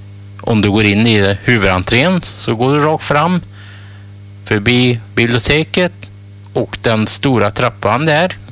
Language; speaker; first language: Swedish; native; Swedish